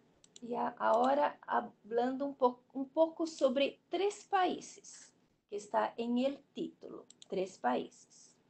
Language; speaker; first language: Spanish; non-native, learner; Portuguese